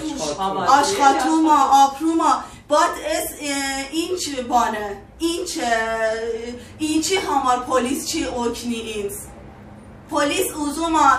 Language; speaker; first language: Armenian; non-native, learner; Persian